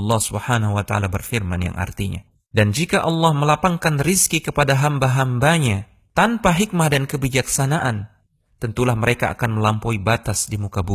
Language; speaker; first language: Indonesian; native; Indonesian